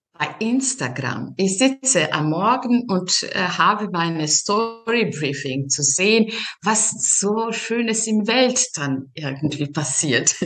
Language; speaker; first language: German; non-native, fluent; Serbian